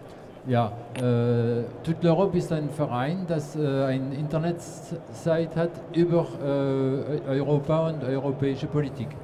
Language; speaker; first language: German; non-native, fluent; French